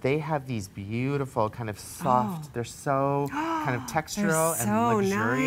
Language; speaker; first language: English; native; English